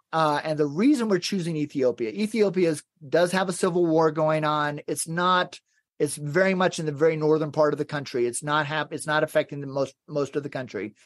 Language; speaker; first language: English; native; English